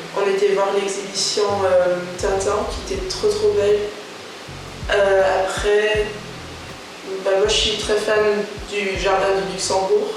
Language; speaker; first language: French; non-native, local second language; Luxembourgish